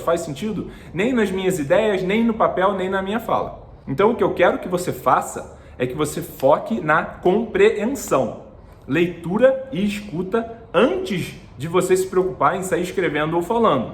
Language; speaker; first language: Portuguese; native; Portuguese